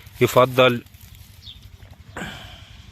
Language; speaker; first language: Arabic; native; Arabic